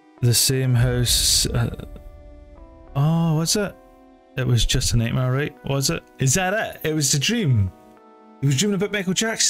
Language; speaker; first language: English; native; English